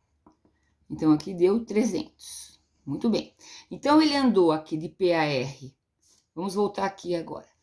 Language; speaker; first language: Portuguese; native; Portuguese